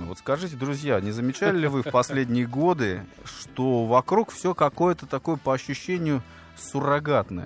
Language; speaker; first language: Russian; native; Russian